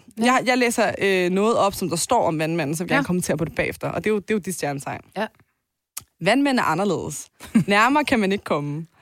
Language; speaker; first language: Danish; early bilingual, other home language; Turkish